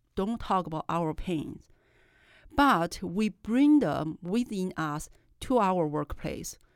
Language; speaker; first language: English; non-native, fluent; Chinese